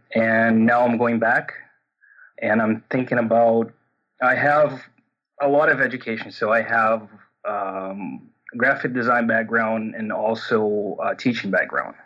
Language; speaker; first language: English; non-native, fluent; Portuguese